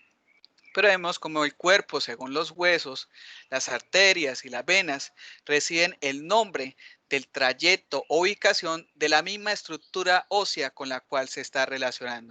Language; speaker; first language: Spanish; native; Spanish